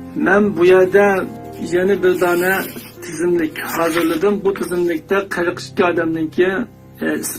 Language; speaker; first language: Turkish; non-native, learner; Uyghur